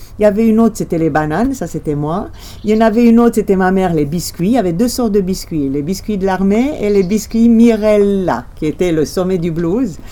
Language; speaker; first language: French; non-native, fluent; Romanian